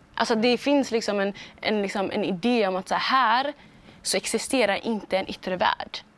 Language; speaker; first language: Swedish; early bilingual, other home language; Somali